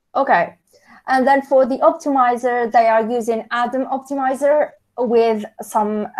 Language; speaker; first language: English; non-native, fluent; Arabic